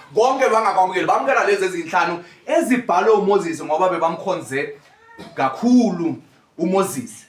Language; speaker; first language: Zulu; native; Zulu